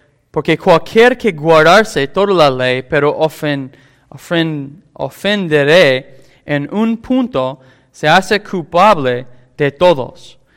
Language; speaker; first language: Spanish; non-native, fluent; English